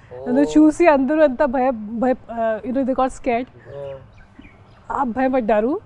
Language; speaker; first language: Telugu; non-native, local second language; Hindi